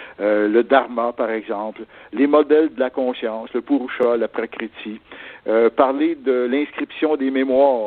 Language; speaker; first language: French; native; French